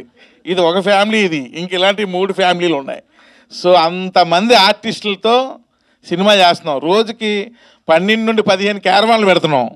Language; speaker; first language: Telugu; native; Telugu